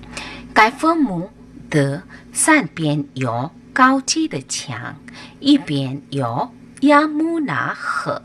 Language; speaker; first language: Chinese; non-native, fluent; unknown